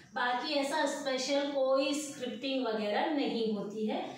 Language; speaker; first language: Hindi; non-native, local second language; Urdu